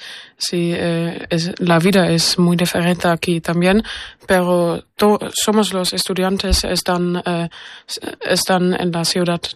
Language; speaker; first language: Spanish; non-native, learner; German